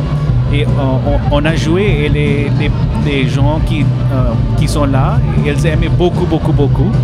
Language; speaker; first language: French; non-native, learner; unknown